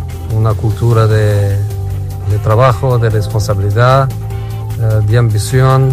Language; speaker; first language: Spanish; non-native, fluent; Portuguese